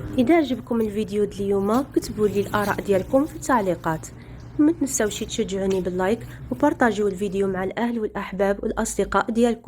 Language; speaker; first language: Arabic; native; Arabic